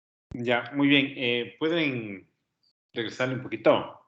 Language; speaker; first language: Spanish; native; Spanish